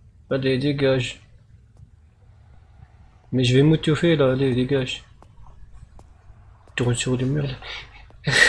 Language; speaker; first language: French; non-native, learner; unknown